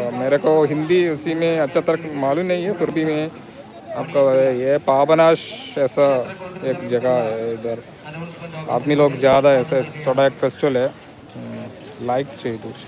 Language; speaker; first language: Hindi; non-native, local second language; Malayalam